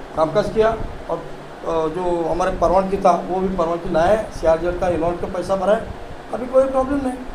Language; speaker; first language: Hindi; non-native, local second language; Marathi